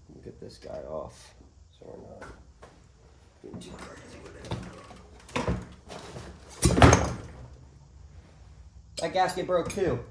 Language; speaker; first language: English; native; English